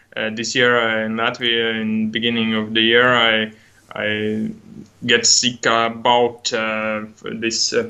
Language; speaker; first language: English; non-native, learner; Latvian